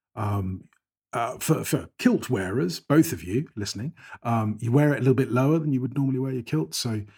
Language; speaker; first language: English; native; English